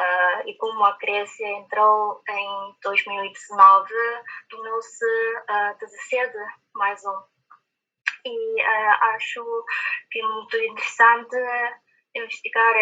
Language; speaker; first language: Portuguese; non-native, fluent; Chinese